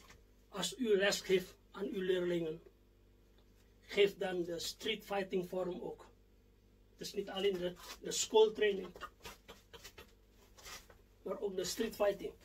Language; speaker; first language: Dutch; non-native, fluent; Indonesian